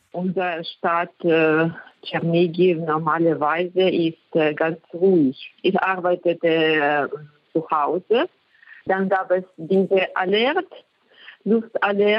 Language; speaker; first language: German; non-native, learner; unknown